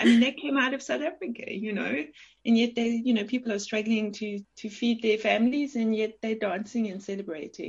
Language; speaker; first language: English; native; English